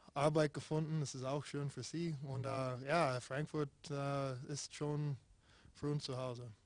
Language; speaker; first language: German; non-native, fluent; English